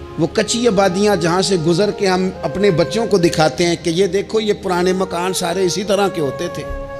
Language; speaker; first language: Urdu; non-native, local second language; Punjabi